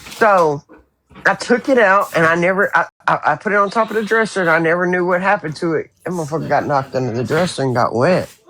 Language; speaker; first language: English; native; English